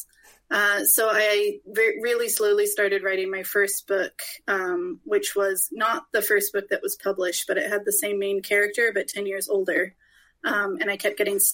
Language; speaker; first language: English; native; English